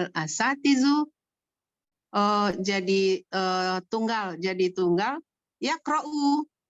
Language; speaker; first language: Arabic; non-native, learner; Indonesian